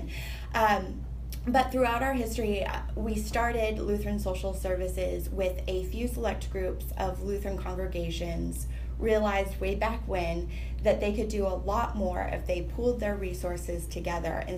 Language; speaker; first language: English; native; English